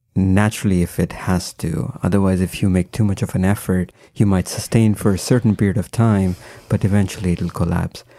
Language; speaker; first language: English; non-native, local second language; Hindi